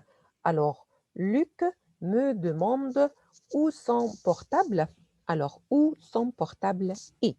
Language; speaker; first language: French; non-native, fluent; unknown